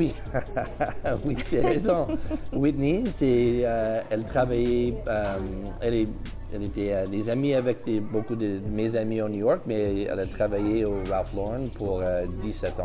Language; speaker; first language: French; early bilingual, heritage; English